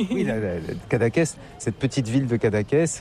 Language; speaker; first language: French; native; French